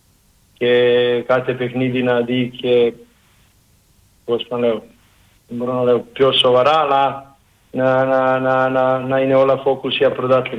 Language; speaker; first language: Greek; non-native, learner; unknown